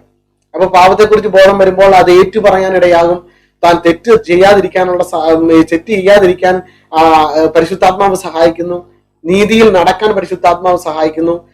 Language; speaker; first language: Malayalam; native; Malayalam